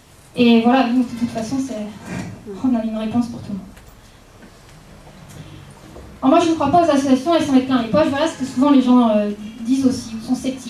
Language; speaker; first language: French; native; French